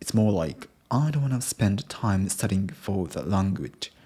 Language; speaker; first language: English; non-native, learner; Japanese